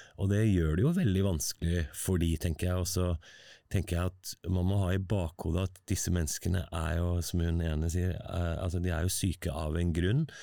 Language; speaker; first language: Norwegian; native; Norwegian